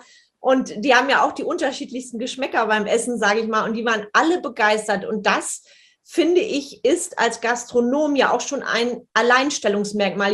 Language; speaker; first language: German; native; German